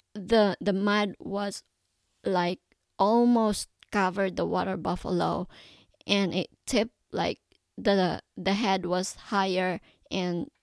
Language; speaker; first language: English; non-native, local second language; Cebuano